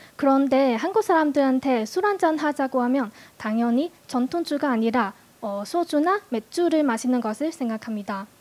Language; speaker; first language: Korean; non-native, fluent; Cantonese